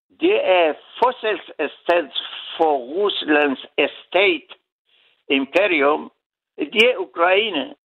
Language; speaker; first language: Danish; non-native, learner; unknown